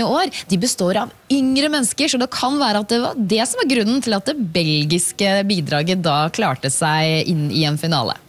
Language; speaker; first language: Norwegian; native; Norwegian